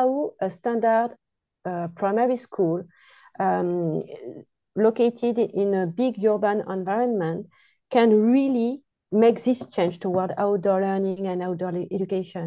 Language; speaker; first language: English; non-native, fluent; French